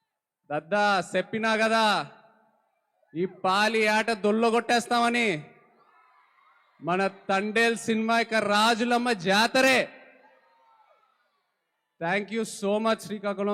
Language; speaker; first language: Telugu; native; Telugu